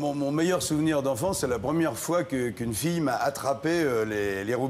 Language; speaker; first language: French; native; French